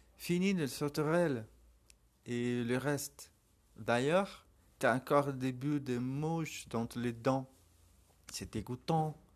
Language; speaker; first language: French; non-native, learner; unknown